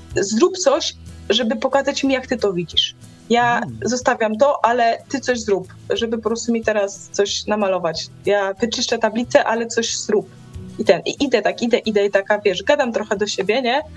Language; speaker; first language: Polish; native; Polish